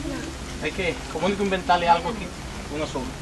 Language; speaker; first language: Spanish; native; Spanish